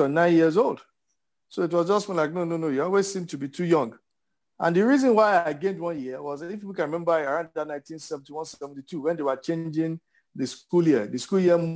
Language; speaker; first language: English; non-native, local second language; Yoruba